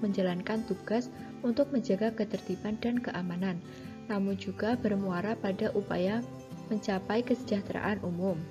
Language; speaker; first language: Indonesian; native; Indonesian